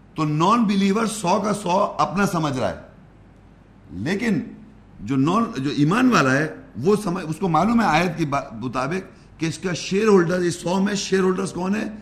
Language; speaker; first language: Urdu; native; Urdu